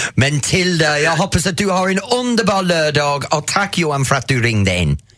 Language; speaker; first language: Swedish; non-native, fluent; English